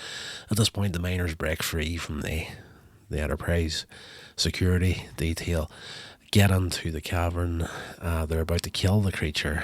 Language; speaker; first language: English; native; English